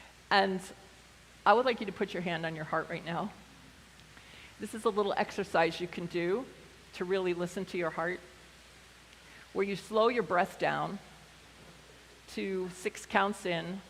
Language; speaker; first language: English; native; English